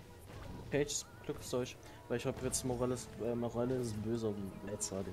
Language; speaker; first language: German; native; German